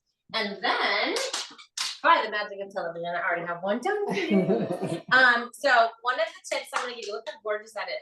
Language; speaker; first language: English; native; English